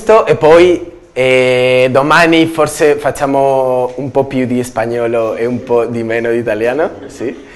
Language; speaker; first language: Italian; non-native, learner; Spanish